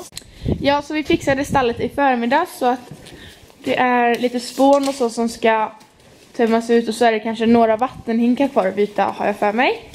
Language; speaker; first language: Swedish; native; Swedish